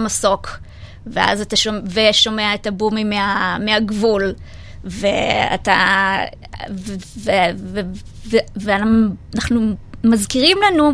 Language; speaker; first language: Hebrew; native; Hebrew